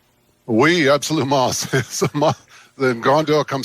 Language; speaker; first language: French; non-native, learner; English